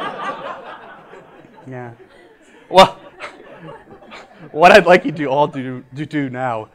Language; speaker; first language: English; native; English